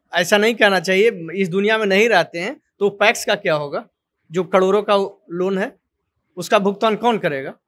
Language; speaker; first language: Hindi; native; Hindi